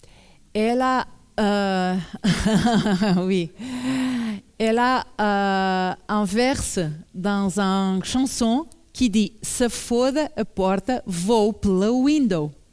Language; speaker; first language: French; non-native, learner; Portuguese